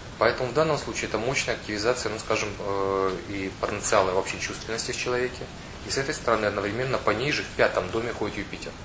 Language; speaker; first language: Russian; non-native, local second language; Ukrainian